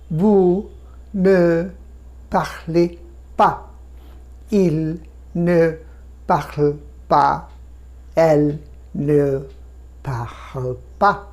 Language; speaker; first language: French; non-native, fluent; Bangla